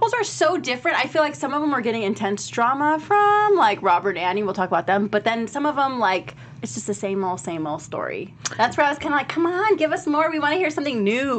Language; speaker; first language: English; native; English